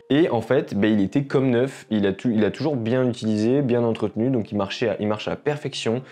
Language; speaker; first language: French; native; French